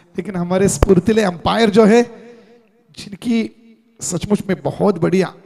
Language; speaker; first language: Hindi; non-native, local second language; Marathi